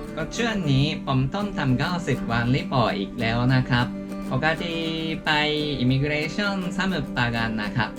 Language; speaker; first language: Thai; non-native, learner; Japanese